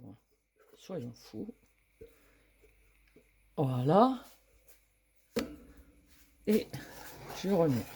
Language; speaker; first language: French; native; French